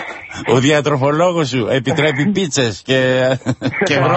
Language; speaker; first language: Greek; native; Greek